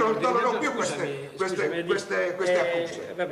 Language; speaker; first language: Italian; native; Italian